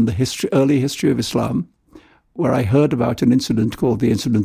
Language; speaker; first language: English; non-native, local second language; Urdu